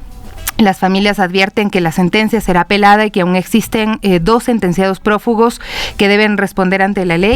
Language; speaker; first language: Spanish; native; Spanish